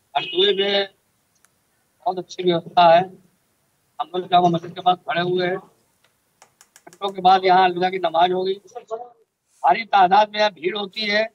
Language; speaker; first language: Hindi; native; Hindi